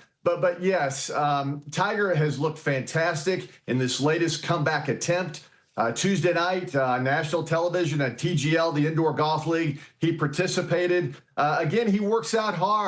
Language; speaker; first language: English; native; English